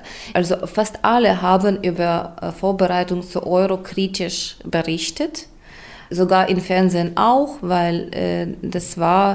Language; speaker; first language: German; non-native, fluent; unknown